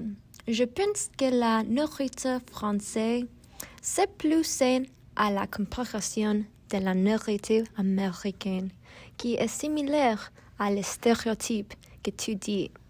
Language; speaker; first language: French; non-native, learner; English